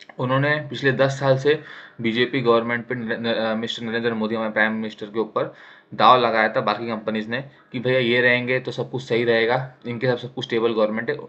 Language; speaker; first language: Hindi; native; Hindi